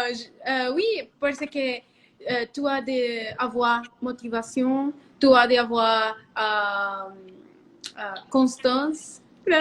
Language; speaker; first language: French; non-native, learner; Spanish